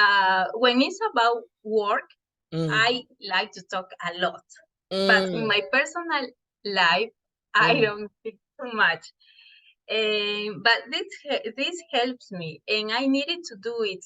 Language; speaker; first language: English; non-native, fluent; Spanish